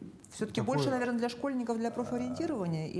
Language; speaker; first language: Russian; native; Russian